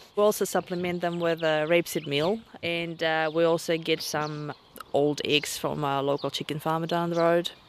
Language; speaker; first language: English; non-native, fluent; Russian